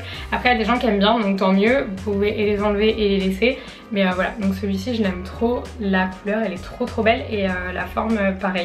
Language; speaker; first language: French; native; French